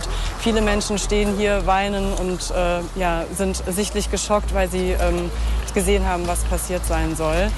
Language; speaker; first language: German; native; German